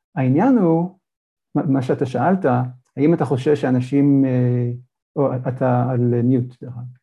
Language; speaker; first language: Hebrew; native; Hebrew